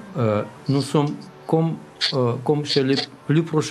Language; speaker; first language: French; non-native, learner; Russian